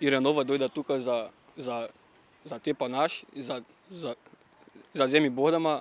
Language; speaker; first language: Macedonian; non-native, learner; Portuguese